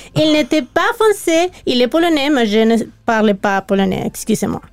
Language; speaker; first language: French; non-native, learner; Spanish